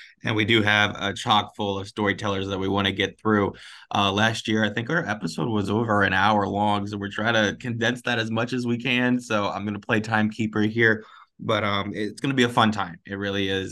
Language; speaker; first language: English; early bilingual, other home language; Spanish